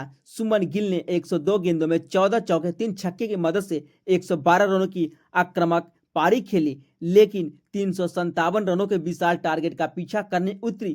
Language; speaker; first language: Hindi; native; Hindi